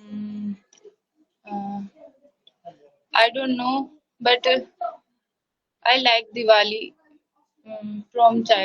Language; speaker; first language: English; non-native, learner; Hindi